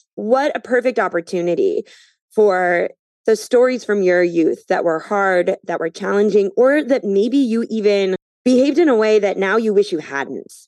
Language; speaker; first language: English; native; English